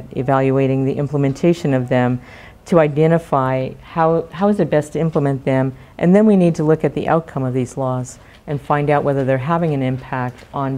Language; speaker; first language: English; native; English